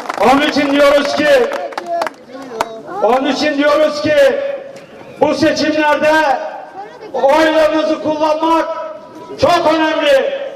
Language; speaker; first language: Turkish; native; Turkish